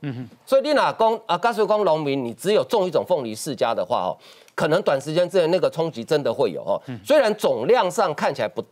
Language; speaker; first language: Chinese; native; Chinese